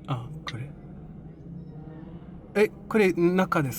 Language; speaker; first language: Japanese; non-native, learner; French